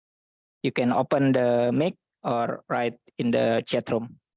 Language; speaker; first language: English; non-native, learner; Indonesian